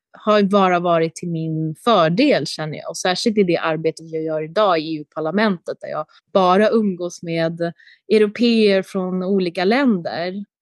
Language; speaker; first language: Swedish; early bilingual, other home language; Albanian